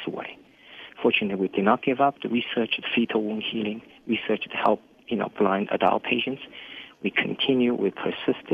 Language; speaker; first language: English; non-native, fluent; Chinese